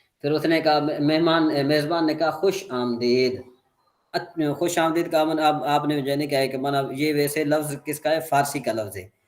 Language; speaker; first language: Urdu; non-native, local second language; Sindhi